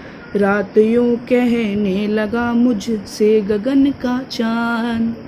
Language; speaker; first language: Hindi; native; Hindi